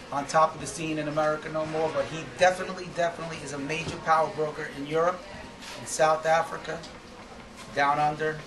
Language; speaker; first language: English; native; English